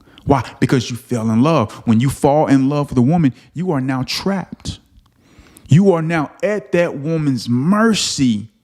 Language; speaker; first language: English; native; English